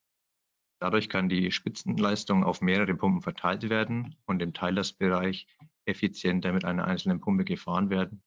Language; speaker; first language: German; native; German